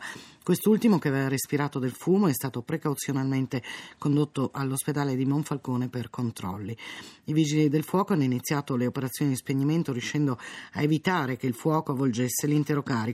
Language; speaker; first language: Italian; native; Italian